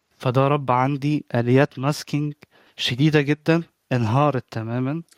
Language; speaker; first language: Arabic; native; Arabic